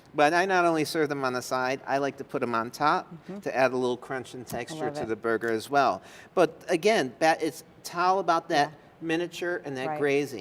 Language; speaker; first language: English; native; English